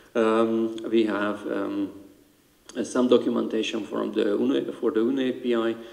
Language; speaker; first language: English; non-native, fluent; Hungarian